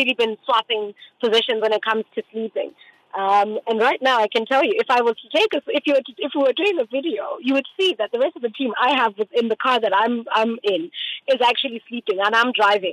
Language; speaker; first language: English; non-native, local second language; Tswana